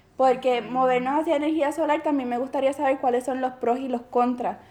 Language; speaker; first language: Spanish; native; Spanish